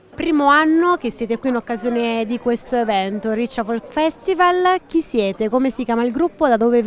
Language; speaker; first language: Italian; native; Italian